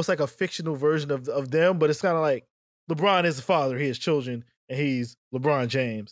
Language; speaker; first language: English; native; English